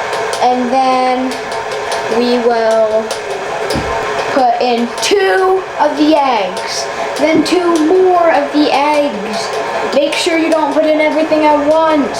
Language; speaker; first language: English; native; English